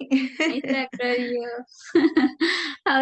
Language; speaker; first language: English; non-native, fluent; Sinhala